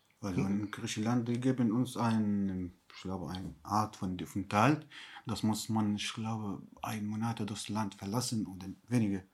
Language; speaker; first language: German; non-native, learner; Arabic